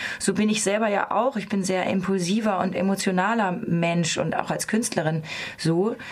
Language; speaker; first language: German; native; German